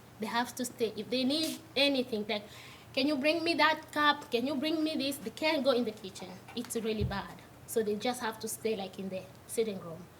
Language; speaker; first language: English; non-native, local second language; Swahili